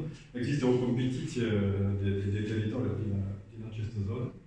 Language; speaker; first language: Romanian; non-native, learner; French